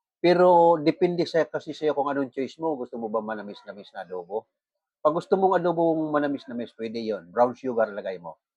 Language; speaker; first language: Filipino; non-native, local second language; Bikol